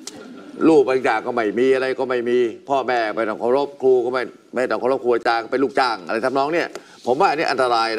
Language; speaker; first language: Thai; native; Thai